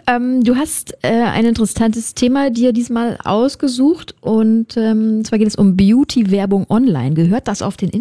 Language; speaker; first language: German; native; German